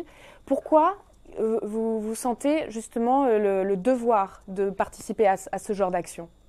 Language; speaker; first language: French; native; French